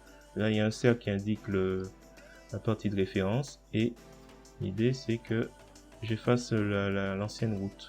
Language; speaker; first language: French; native; French